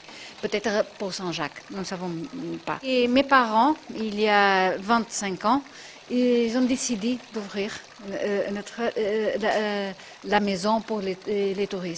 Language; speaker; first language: French; non-native, fluent; Portuguese